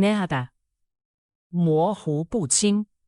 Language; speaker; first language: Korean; non-native, fluent; Chinese